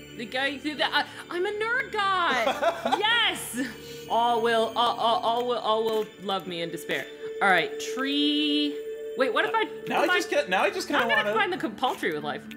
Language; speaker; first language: English; native; English